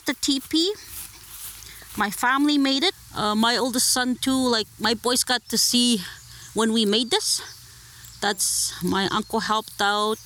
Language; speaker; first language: English; non-native, fluent; Cree